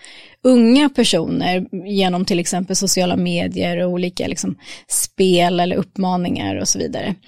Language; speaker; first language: Swedish; native; Swedish